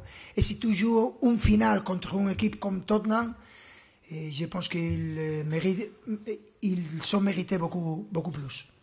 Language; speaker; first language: French; non-native, fluent; Spanish